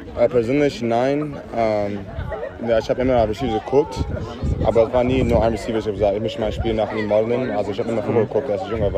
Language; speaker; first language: German; early bilingual, heritage; English